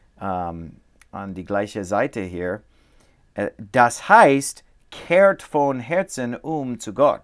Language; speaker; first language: German; non-native, learner; English